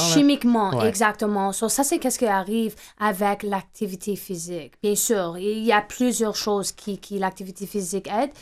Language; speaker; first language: French; non-native, fluent; English